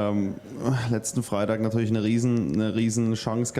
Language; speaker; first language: German; native; German